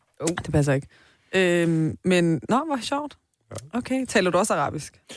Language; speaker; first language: Danish; early bilingual, other home language; Persian